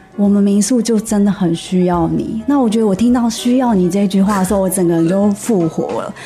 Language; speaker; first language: Chinese; native; Chinese